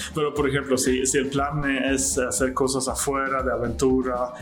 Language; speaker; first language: Spanish; non-native, fluent; Swedish